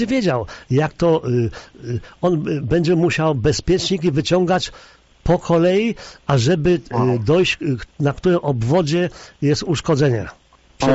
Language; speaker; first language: Polish; native; Polish